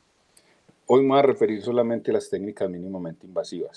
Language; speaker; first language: Spanish; native; Spanish